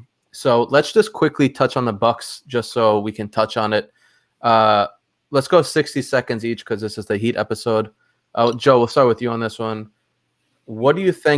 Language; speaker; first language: English; native; English